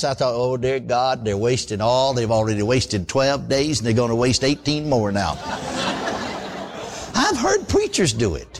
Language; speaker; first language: English; native; English